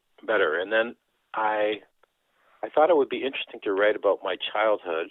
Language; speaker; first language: English; early bilingual, other home language; Dutch